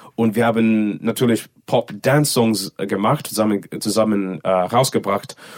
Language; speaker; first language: German; non-native, learner; English